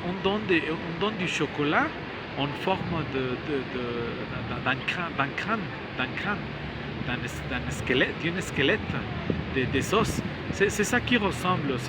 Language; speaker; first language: French; non-native, learner; Spanish